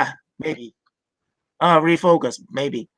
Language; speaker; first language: English; non-native, fluent; Japanese